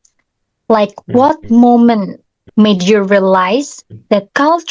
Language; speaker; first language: English; non-native, learner; Indonesian